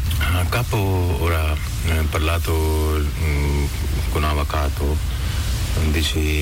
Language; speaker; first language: Italian; non-native, learner; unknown